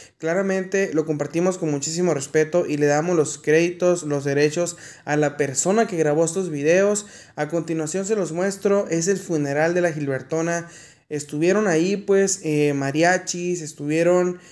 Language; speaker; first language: Spanish; native; Spanish